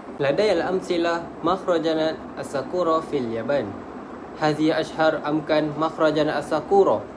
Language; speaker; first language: Arabic; non-native, learner; Malay